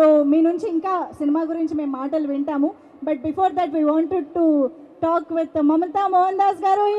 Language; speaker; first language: Telugu; native; Telugu